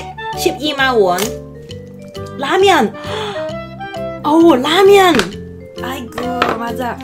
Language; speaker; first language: Korean; non-native, learner; Cantonese